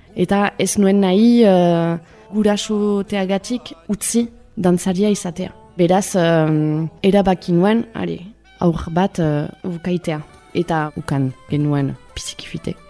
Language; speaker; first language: Basque; early bilingual, other home language; Spanish